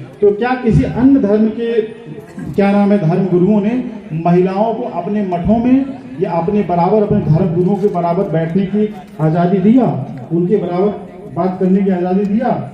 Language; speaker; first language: Hindi; native; Hindi